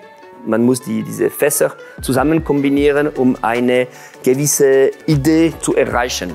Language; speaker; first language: German; non-native, local second language; French